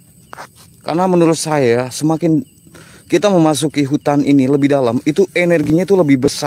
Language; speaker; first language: Indonesian; non-native, local second language; Javanese